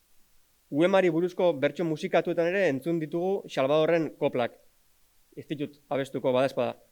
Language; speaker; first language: Basque; native; Basque